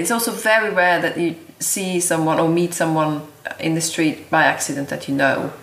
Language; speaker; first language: English; non-native, fluent; German